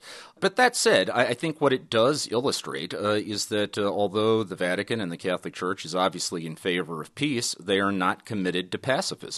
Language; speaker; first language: English; native; English